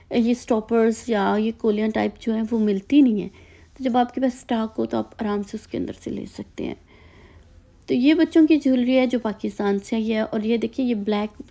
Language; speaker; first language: Urdu; native; Urdu